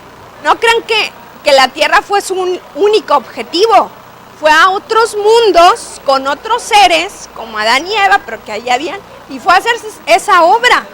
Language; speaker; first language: Spanish; native; Spanish